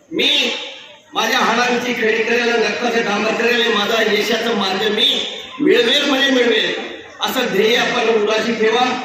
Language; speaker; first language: Marathi; native; Marathi